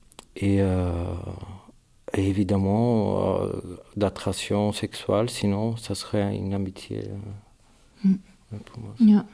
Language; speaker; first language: French; non-native, learner; Portuguese